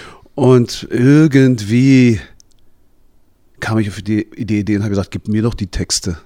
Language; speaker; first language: German; native; German